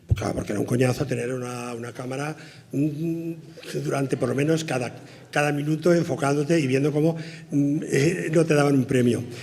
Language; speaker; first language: Spanish; native; Spanish